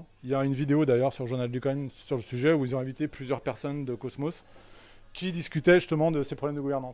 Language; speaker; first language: French; native; French